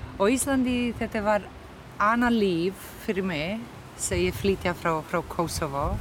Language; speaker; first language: Icelandic; non-native, learner; Albanian